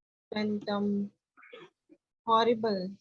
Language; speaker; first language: English; non-native, learner; Hindi